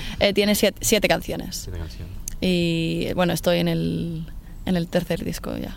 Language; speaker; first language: Spanish; non-native, fluent; English